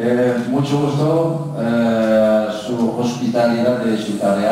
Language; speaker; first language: Spanish; non-native, learner; Korean